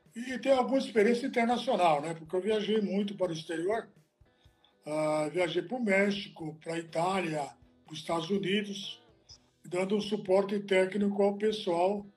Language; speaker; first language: Portuguese; non-native, fluent; Italian